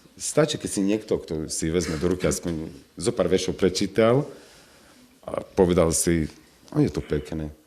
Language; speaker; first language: Slovak; non-native, local second language; Romany